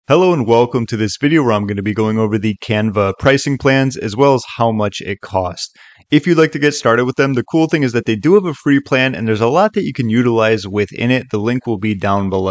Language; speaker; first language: English; native; English